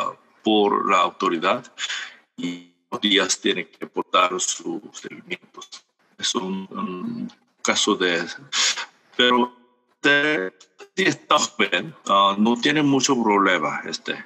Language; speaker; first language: Spanish; non-native, fluent; Korean